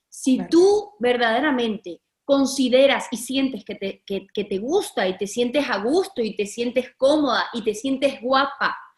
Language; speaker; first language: Spanish; native; Spanish